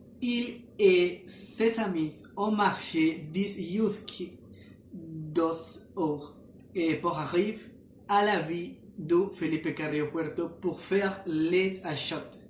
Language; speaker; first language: French; non-native, learner; Spanish